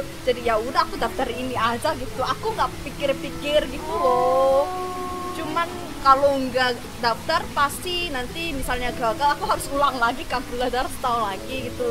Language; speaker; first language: Indonesian; non-native, fluent; Korean